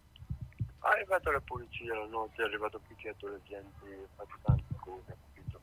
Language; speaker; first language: Italian; non-native, learner; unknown